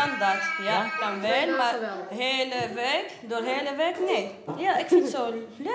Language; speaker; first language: Dutch; non-native, learner; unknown